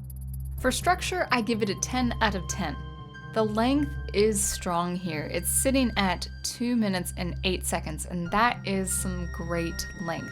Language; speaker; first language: English; native; English